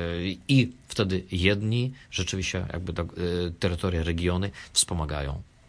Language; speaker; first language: Polish; non-native, fluent; Russian